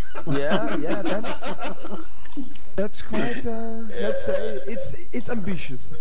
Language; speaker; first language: English; non-native, fluent; German